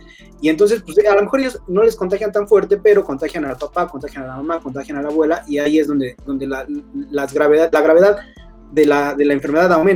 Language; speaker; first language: Spanish; native; Spanish